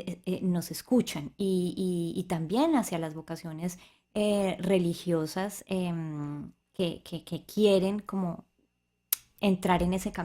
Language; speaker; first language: Spanish; native; Spanish